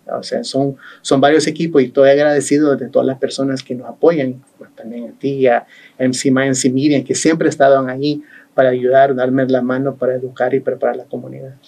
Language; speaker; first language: Spanish; early bilingual, heritage; Spanish